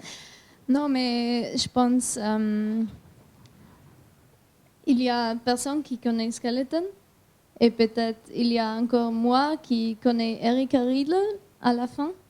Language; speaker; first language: French; non-native, learner; German